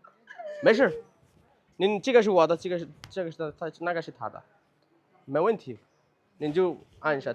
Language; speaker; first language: Chinese; non-native, learner; Bangla